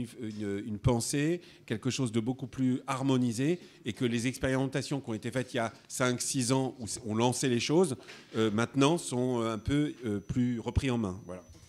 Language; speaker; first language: French; native; French